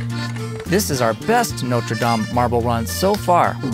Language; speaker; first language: English; native; English